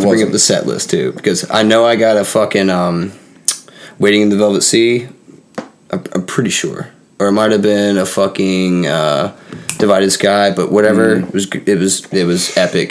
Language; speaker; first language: English; native; English